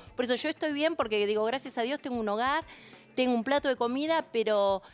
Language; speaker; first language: Spanish; native; Spanish